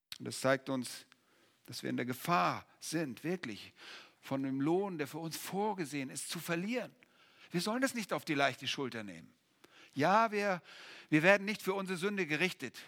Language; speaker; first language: German; native; German